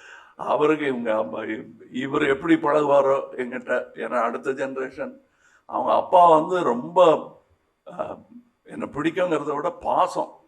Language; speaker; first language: Tamil; native; Tamil